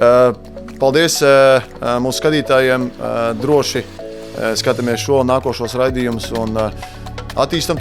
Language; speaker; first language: Latvian; native; Latvian